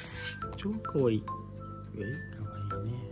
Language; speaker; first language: Japanese; native; Japanese